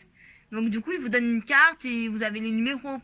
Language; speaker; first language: French; native; French